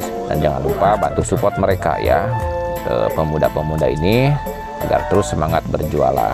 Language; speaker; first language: Indonesian; non-native, local second language; Sundanese